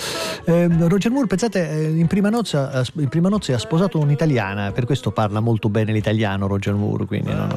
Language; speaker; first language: Italian; native; Italian